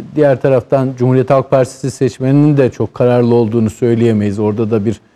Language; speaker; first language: Turkish; native; Turkish